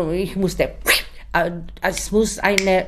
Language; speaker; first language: German; non-native, learner; Czech